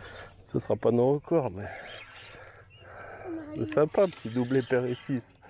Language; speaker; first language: French; native; French